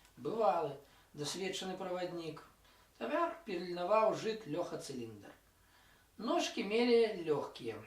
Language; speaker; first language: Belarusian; non-native, local second language; Russian